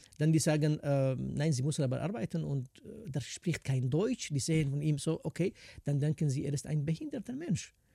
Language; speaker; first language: German; non-native, fluent; Kurdish